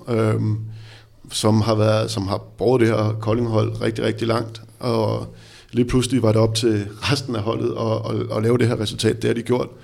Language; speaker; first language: Danish; native; Danish